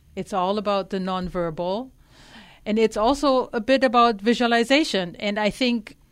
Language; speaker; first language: English; non-native, fluent; German